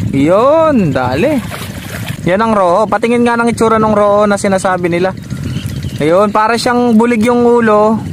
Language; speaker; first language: Filipino; non-native, local second language; Pampanga